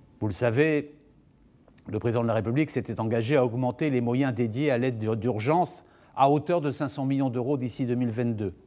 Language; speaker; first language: French; native; French